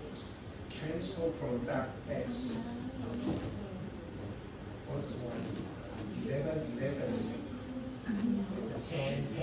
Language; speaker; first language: English; non-native, learner; Chinese